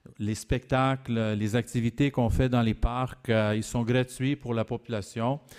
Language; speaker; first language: French; native; French